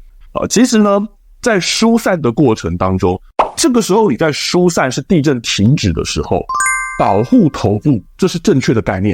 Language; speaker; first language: Chinese; native; Chinese